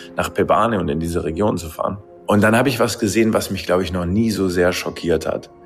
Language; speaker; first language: German; native; German